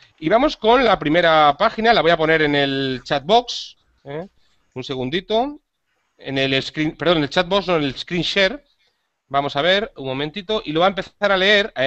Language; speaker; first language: Spanish; native; Spanish